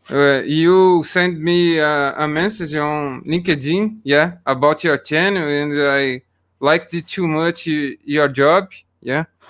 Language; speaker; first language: English; non-native, learner; Portuguese